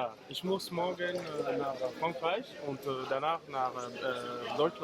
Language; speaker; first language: German; non-native, learner; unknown